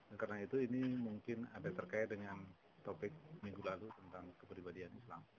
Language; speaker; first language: Indonesian; native; Indonesian